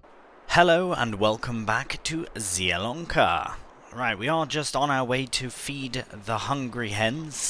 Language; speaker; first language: English; native; English